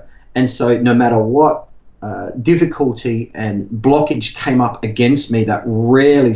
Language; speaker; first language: English; native; English